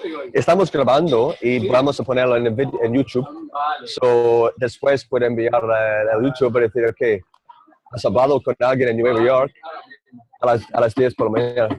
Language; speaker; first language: Spanish; non-native, learner; English